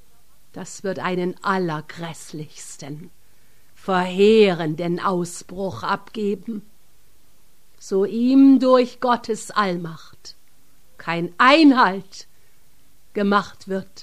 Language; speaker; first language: German; native; German